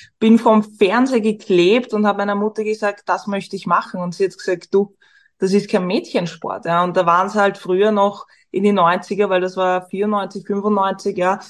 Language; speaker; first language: German; native; German